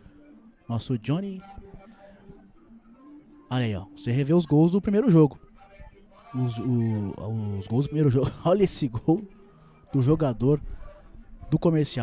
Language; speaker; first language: Portuguese; native; Portuguese